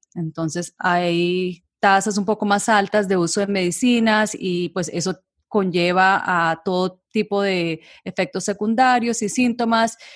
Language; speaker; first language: Spanish; native; Spanish